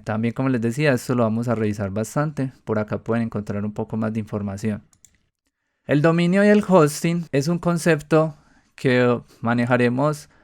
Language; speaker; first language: Spanish; native; Spanish